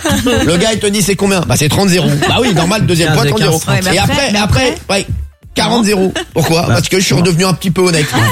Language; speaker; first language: French; native; French